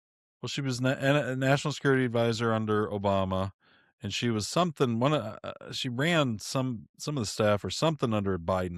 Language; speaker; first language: English; native; English